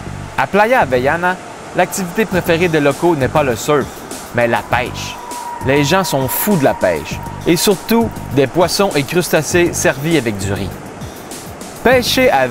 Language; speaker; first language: French; native; French